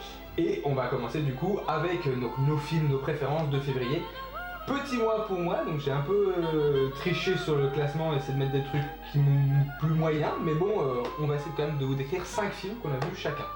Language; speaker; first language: French; native; French